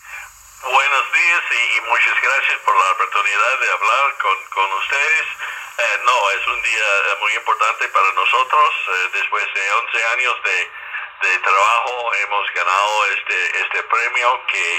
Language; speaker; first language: Spanish; non-native, fluent; English